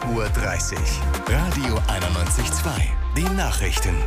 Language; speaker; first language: German; native; German